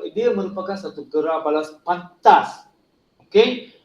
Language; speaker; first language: Malay; non-native, local second language; Tamil